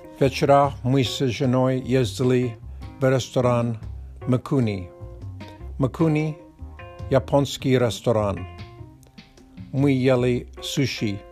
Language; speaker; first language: Russian; non-native, learner; English